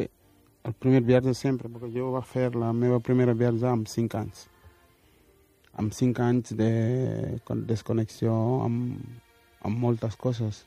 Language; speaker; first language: Catalan; non-native, fluent; Wolof